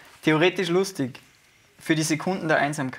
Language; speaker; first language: German; native; German